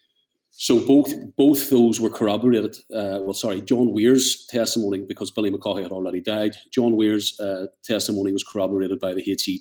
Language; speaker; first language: English; native; English